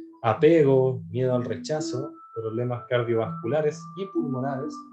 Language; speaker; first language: Spanish; native; Spanish